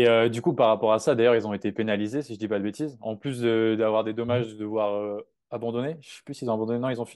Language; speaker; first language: French; native; French